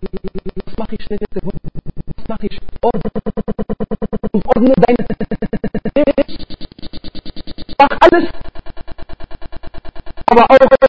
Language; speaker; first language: German; non-native, learner; Arabic